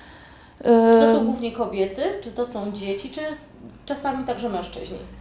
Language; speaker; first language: Polish; native; Polish